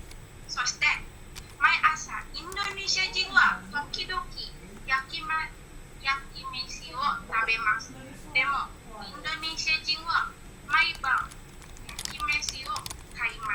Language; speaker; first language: Japanese; non-native, learner; Indonesian